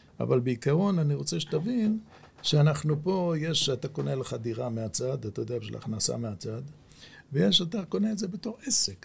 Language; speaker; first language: Hebrew; native; Hebrew